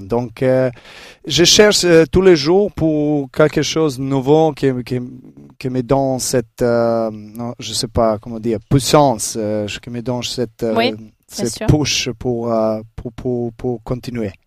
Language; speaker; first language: French; non-native, learner; Serbian